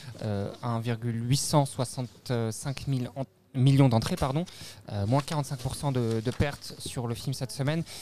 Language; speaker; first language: French; native; French